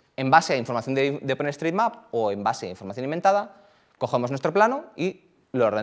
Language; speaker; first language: Spanish; native; Spanish